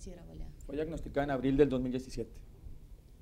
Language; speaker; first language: Spanish; native; Spanish